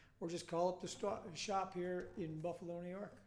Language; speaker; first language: English; native; English